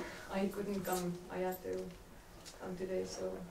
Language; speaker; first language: English; non-native, fluent; Estonian